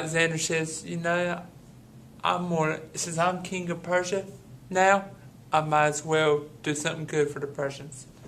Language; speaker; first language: English; native; English